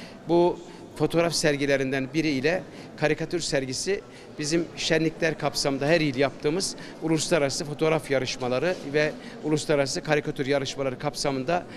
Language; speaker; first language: Turkish; native; Turkish